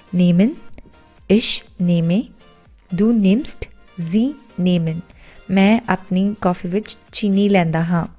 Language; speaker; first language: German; non-native, fluent; Punjabi